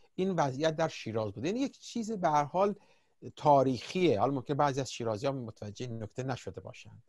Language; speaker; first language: Persian; native; Persian